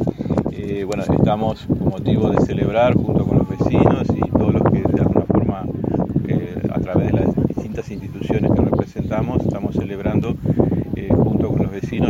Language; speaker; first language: Spanish; native; Spanish